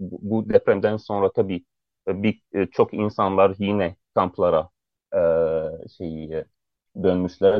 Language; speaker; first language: Turkish; non-native, fluent; Arabic